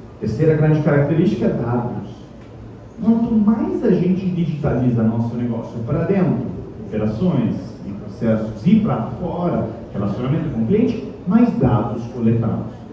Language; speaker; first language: Portuguese; non-native, fluent; Italian